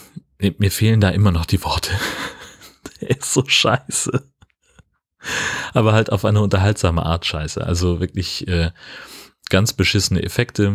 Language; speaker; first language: German; native; German